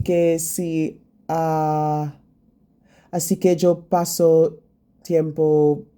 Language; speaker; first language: Spanish; non-native, learner; English